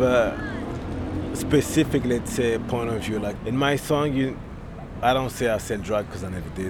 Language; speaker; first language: English; non-native, fluent; French